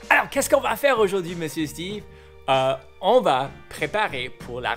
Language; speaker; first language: French; non-native, fluent; English